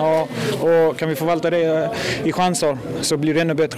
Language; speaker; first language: Swedish; early bilingual, other home language; Kurdish